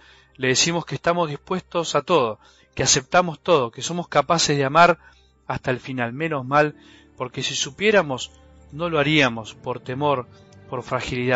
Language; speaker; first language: Spanish; native; Spanish